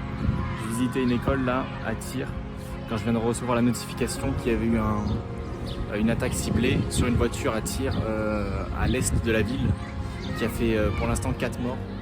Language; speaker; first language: French; native; French